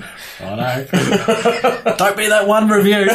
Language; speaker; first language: English; native; English